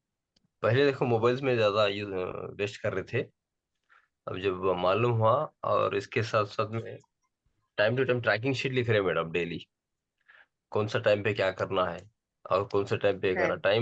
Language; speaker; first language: Hindi; native; Hindi